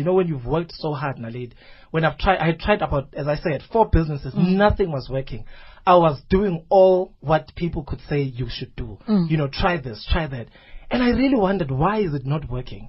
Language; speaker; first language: English; non-native, local second language; Zulu